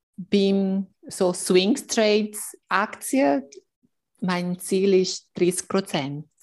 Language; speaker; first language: German; non-native, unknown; Portuguese